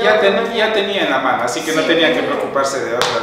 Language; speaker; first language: Spanish; native; Spanish